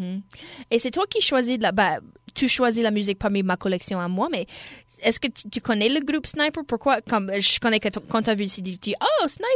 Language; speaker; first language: French; non-native, local second language; English